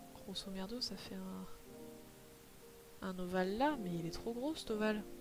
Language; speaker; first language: French; native; French